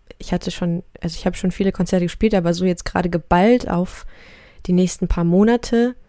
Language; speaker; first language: German; early bilingual, other home language; Russian